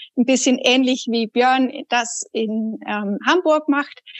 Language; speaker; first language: German; non-native, fluent; Danish